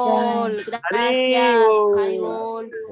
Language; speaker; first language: Spanish; non-native, learner; Portuguese